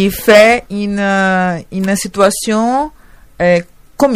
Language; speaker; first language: French; non-native, learner; Portuguese